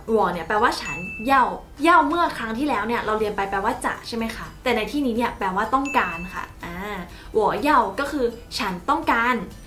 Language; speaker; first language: Thai; native; Thai